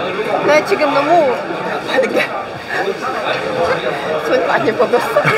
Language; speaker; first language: Korean; non-native, learner; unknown